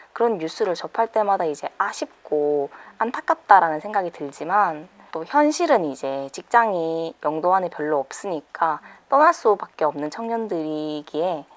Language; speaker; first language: Korean; native; Korean